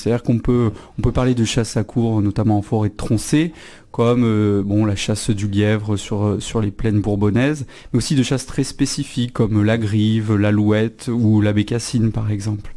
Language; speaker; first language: French; native; French